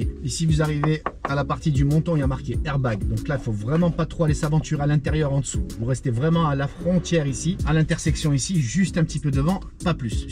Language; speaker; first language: French; native; French